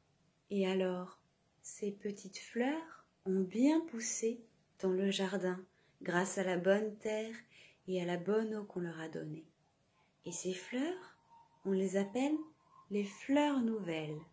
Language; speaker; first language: French; native; French